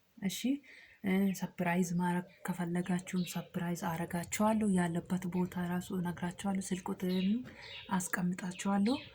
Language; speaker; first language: Amharic; non-native, local second language; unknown